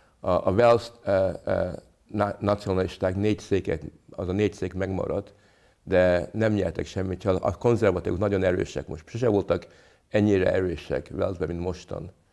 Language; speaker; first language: Hungarian; early bilingual, other home language; English